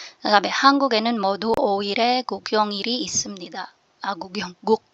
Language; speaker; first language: Korean; non-native, learner; Filipino